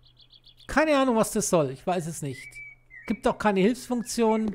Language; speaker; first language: German; native; German